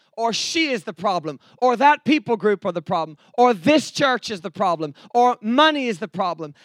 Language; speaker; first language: English; native; English